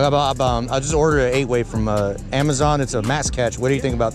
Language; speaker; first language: English; native; English